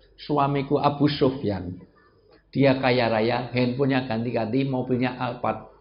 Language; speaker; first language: Indonesian; native; Indonesian